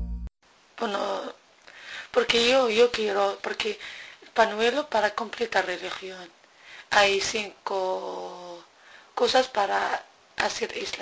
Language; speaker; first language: Spanish; non-native, learner; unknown